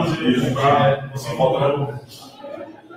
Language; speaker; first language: Portuguese; native; Portuguese